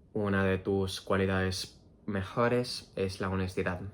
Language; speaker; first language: Spanish; non-native, fluent; English